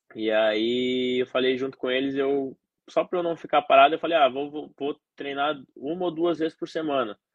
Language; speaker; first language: Portuguese; native; Portuguese